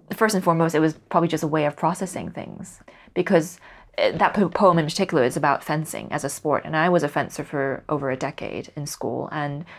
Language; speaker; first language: English; non-native, local second language; Cantonese